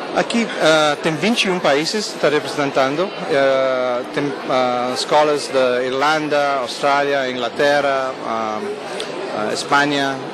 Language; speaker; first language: Portuguese; non-native, fluent; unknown